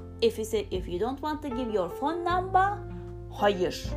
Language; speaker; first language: English; non-native, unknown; Turkish